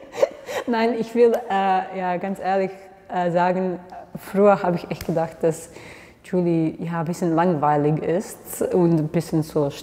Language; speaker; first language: German; non-native, fluent; Serbian